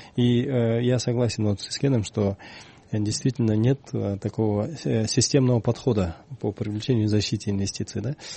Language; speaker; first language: Russian; non-native, local second language; Kyrgyz